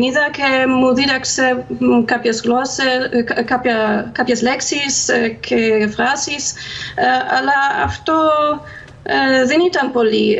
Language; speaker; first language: Greek; non-native, fluent; German